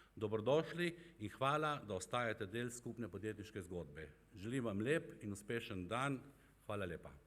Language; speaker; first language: Slovenian; native; Slovenian